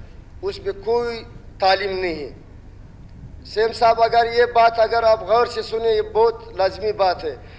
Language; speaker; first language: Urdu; non-native, local second language; Pashto